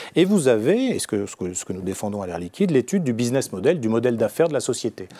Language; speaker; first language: French; native; French